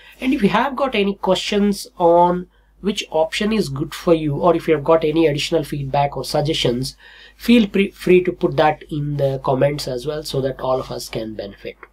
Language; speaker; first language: English; non-native, local second language; Telugu